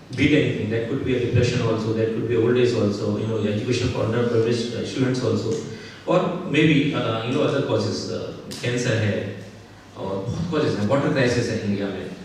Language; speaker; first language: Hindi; native; Hindi